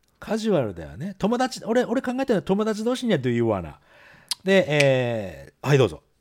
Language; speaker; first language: Japanese; native; Japanese